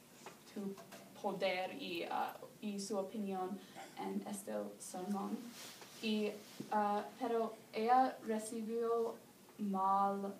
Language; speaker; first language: Spanish; non-native, learner; English